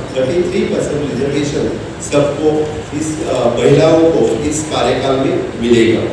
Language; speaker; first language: Hindi; non-native, local second language; Marathi